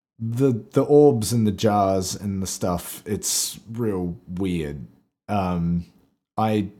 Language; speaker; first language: English; native; English